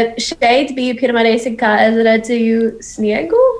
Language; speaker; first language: Latvian; non-native, learner; Spanish